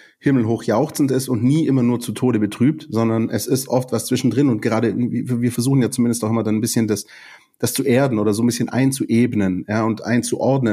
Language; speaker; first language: German; native; German